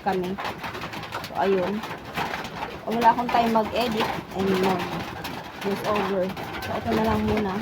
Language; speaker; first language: Filipino; native; Filipino